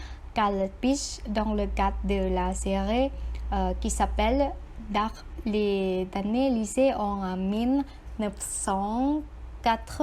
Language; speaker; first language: French; non-native, learner; Thai